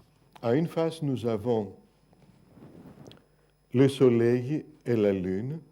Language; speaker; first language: French; non-native, fluent; Greek